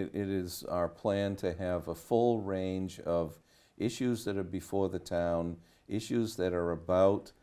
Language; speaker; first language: English; native; English